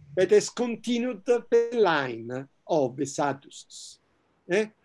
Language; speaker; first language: English; non-native, fluent; Italian